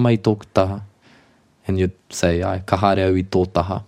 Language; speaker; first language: Māori; non-native, local second language; English